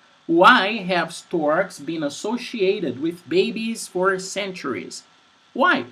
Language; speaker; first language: English; non-native, fluent; Portuguese